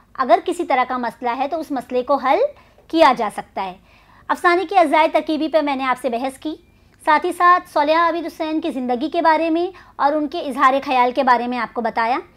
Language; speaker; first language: Hindi; non-native, local second language; Urdu